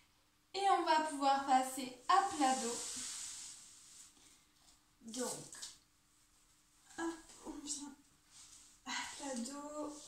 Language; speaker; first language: French; native; French